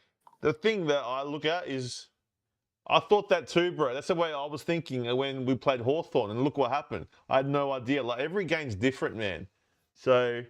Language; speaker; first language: English; native; English